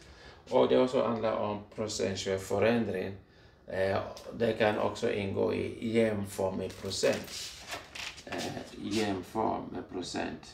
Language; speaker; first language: Swedish; non-native, fluent; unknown